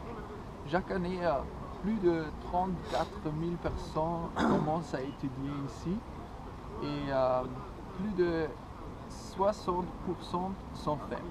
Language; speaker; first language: French; non-native, learner; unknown